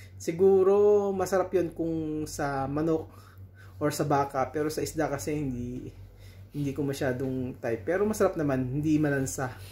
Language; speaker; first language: Filipino; native; Filipino